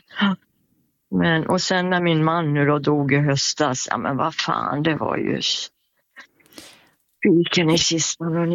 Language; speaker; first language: Swedish; native; Swedish